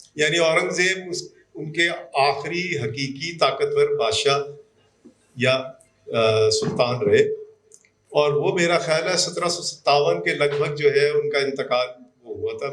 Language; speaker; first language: Urdu; native; Urdu